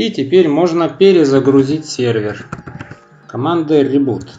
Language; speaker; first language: Russian; native; Russian